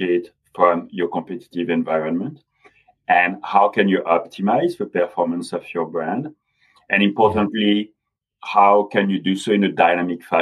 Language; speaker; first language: English; non-native, fluent; French